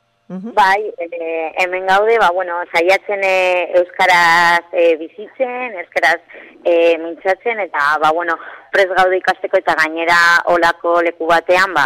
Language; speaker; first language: Basque; non-native, learner; Spanish